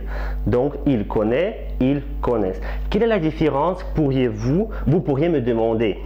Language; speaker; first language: French; non-native, fluent; Russian